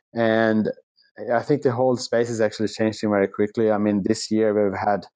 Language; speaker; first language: English; non-native, fluent; Swedish